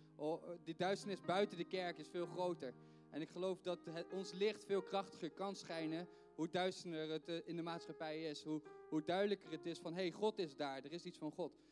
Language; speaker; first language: Dutch; native; Dutch